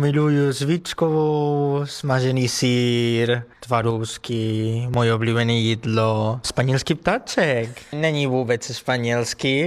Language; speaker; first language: Czech; non-native, learner; Spanish